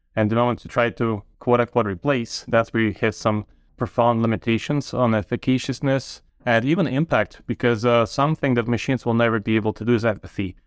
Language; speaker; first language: English; non-native, fluent; Ukrainian